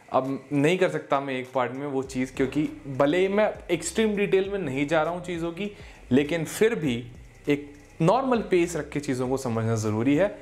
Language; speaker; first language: Hindi; native; Hindi